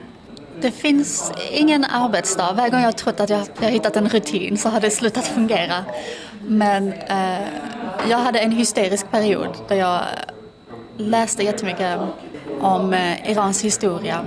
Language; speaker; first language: Swedish; early bilingual, other home language; Persian